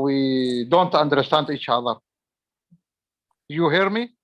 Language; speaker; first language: English; non-native, learner; Arabic